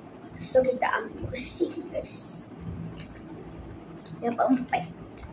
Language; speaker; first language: Malay; native; Malay